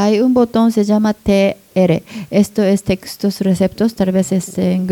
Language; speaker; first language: Spanish; non-native, learner; Japanese